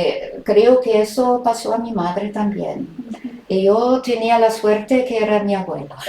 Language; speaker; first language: Spanish; non-native, fluent; German